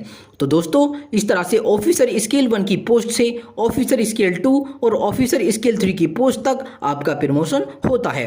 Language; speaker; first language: Hindi; native; Hindi